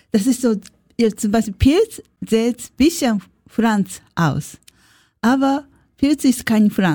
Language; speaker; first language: German; non-native, learner; Japanese